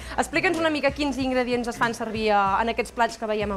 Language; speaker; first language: Catalan; native; Catalan